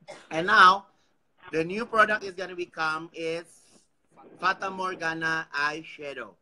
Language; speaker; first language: English; non-native, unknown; Indonesian